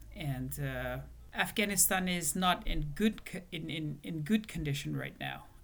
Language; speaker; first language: English; non-native, fluent; Persian